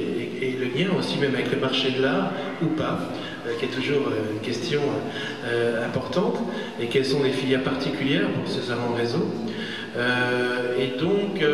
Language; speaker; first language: French; native; French